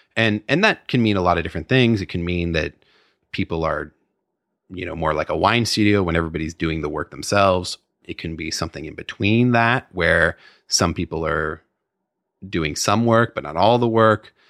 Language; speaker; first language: English; native; English